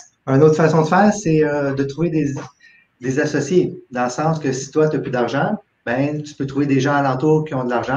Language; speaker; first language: French; native; French